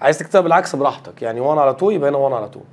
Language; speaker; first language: Arabic; native; Arabic